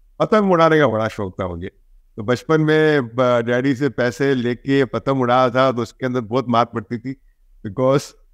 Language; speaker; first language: Hindi; native; Hindi